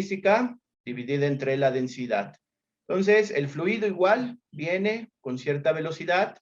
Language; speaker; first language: Spanish; native; Spanish